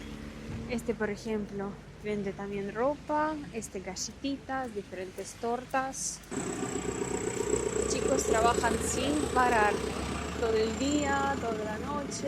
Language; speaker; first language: Spanish; non-native, learner; Russian